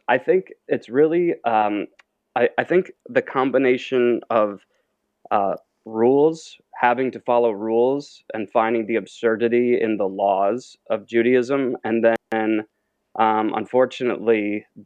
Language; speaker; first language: English; native; English